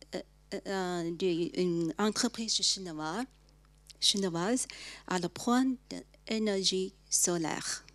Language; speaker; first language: French; non-native, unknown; Chinese